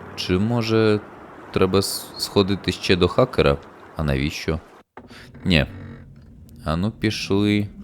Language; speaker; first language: Ukrainian; native; Ukrainian